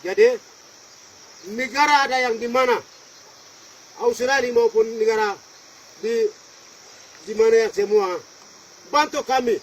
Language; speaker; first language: Indonesian; non-native, local second language; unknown